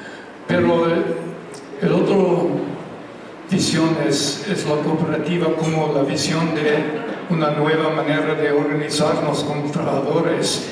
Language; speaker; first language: Spanish; non-native, fluent; English